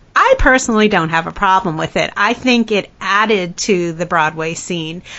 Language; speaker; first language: English; native; English